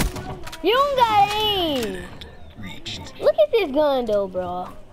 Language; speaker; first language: English; native; English